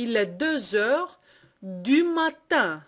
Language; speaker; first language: French; non-native, fluent; Greek